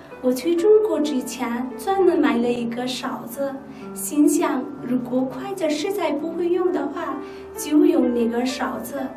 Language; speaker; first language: Chinese; non-native, fluent; Nepali